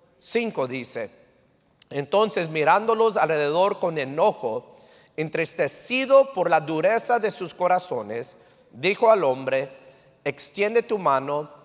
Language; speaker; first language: Spanish; early bilingual, heritage; English